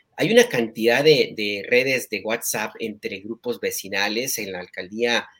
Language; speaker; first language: Spanish; native; Spanish